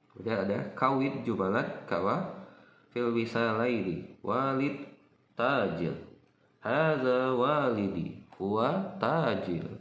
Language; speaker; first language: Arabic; non-native, fluent; Indonesian